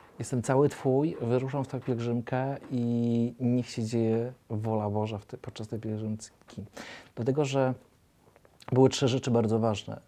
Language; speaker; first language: Polish; native; Polish